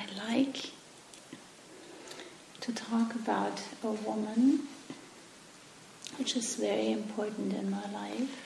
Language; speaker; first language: English; non-native, fluent; German